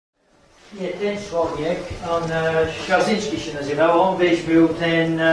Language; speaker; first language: Polish; early bilingual, heritage; English